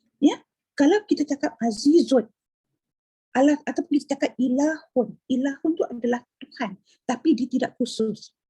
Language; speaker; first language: Malay; native; Malay